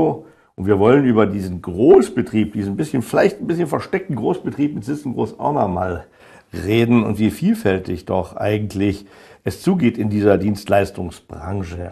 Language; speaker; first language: German; native; German